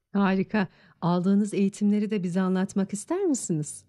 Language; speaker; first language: Turkish; native; Turkish